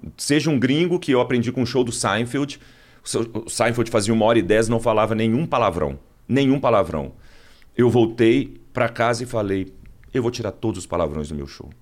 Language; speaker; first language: Portuguese; native; Portuguese